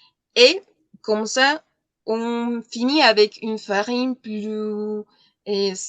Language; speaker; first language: French; non-native, learner; Spanish